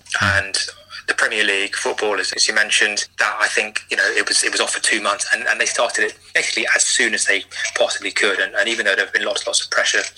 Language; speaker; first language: English; native; English